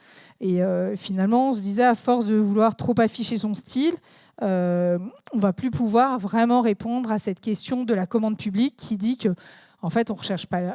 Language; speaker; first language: French; native; French